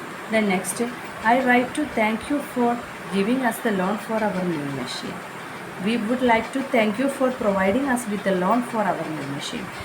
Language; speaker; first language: English; non-native, local second language; Malayalam